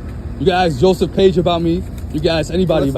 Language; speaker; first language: English; native; English